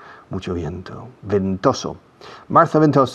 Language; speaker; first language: Spanish; non-native, fluent; English